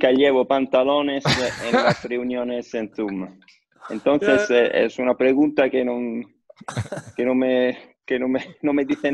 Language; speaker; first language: Spanish; non-native, fluent; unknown